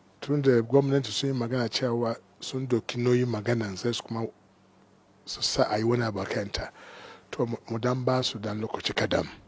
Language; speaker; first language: Hausa; non-native, local second language; Igbo